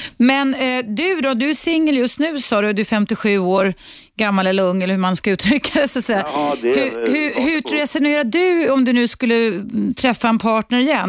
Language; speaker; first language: Swedish; native; Swedish